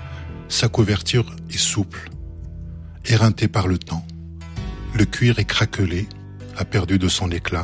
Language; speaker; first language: French; early bilingual, other home language; Arabic